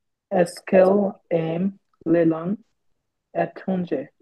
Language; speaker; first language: French; non-native, learner; Bangla